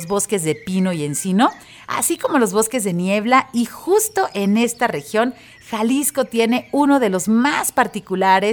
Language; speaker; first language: Spanish; native; Spanish